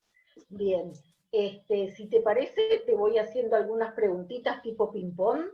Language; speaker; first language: Spanish; native; Spanish